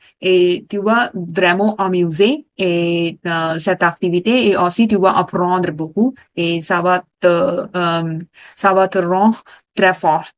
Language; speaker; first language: French; non-native, learner; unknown